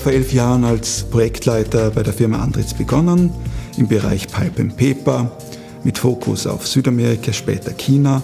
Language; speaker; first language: German; native; German